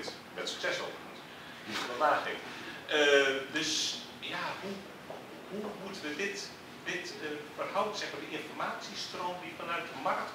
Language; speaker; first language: Dutch; native; Dutch